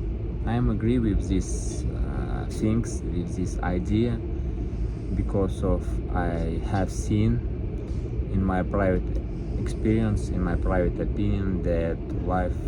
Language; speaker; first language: English; non-native, learner; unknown